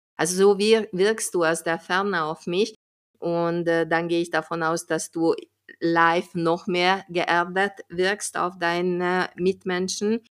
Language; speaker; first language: German; non-native, fluent; Hungarian